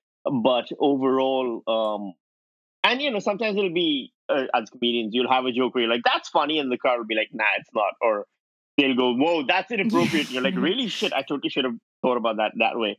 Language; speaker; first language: English; non-native, local second language; Urdu